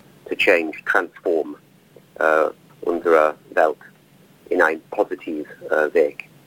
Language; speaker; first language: German; non-native, learner; English